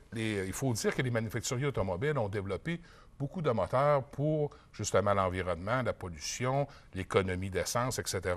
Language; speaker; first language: French; native; French